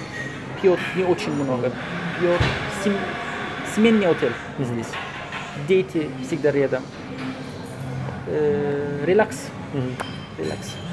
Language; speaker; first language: Russian; non-native, local second language; Turkish